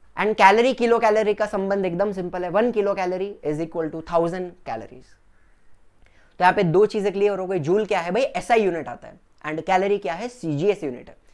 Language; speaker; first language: Hindi; non-native, local second language; Gujarati